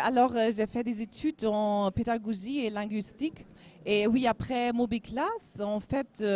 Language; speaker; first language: French; non-native, learner; German